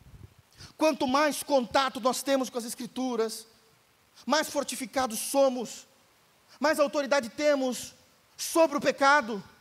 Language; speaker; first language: Portuguese; native; Portuguese